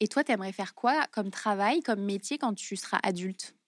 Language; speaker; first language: French; native; French